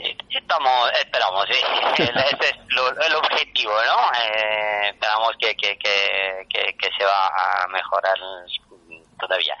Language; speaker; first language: Spanish; non-native, fluent; Italian